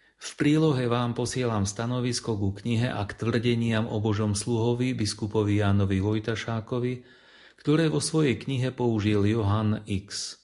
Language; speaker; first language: Slovak; native; Slovak